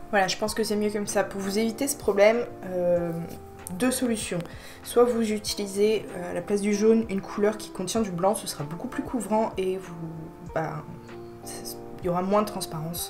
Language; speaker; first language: French; native; French